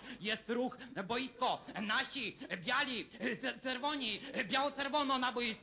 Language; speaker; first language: Polish; native; Polish